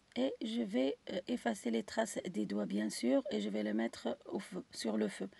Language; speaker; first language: French; non-native, local second language; Arabic